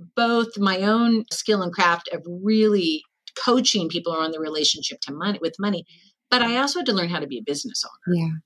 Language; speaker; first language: English; native; English